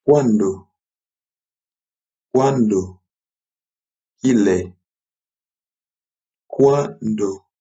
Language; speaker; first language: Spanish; non-native, learner; Haitian Creole